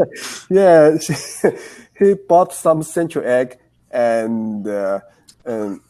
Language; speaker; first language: English; non-native, learner; Chinese